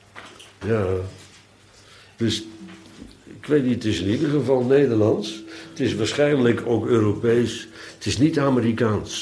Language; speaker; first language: Dutch; native; Dutch